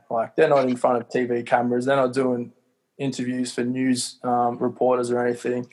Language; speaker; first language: English; native; English